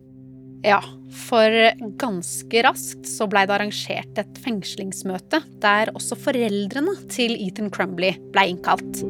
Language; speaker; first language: Norwegian; native; Norwegian